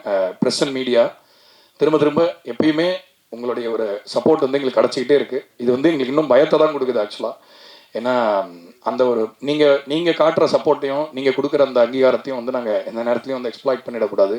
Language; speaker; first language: Tamil; native; Tamil